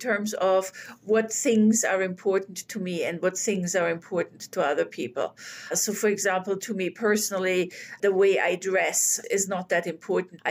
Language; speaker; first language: English; non-native, fluent; German